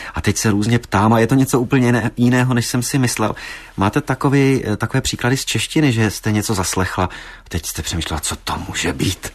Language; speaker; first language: Czech; native; Czech